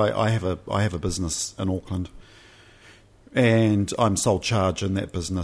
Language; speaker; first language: English; native; English